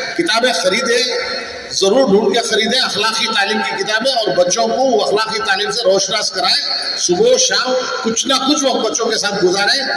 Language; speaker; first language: Urdu; native; Urdu